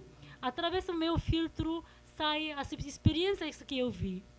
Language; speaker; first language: Portuguese; non-native, fluent; Korean